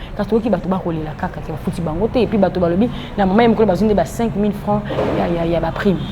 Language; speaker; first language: Lingala; native; Lingala